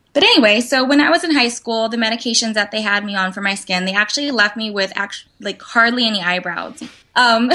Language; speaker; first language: English; native; English